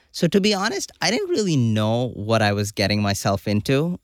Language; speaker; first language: English; non-native, local second language; Urdu